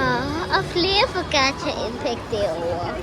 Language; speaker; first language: Danish; early bilingual, heritage; Danish